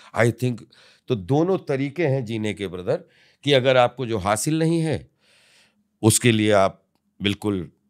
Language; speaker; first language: Hindi; native; Hindi